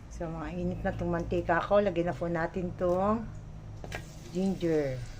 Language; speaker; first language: Filipino; non-native, local second language; Pampanga